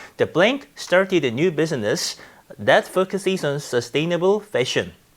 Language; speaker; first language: English; non-native, fluent; Korean